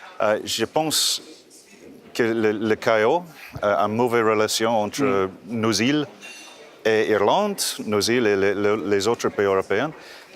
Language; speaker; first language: French; non-native, fluent; English